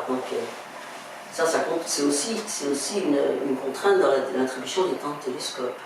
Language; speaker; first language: French; native; French